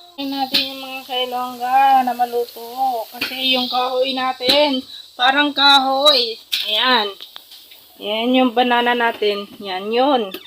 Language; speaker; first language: Filipino; non-native, local second language; Hiligaynon